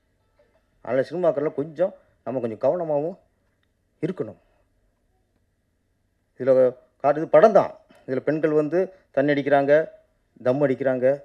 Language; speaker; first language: Tamil; native; Tamil